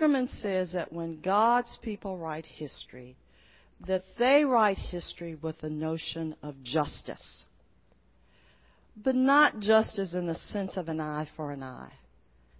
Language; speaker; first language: English; native; English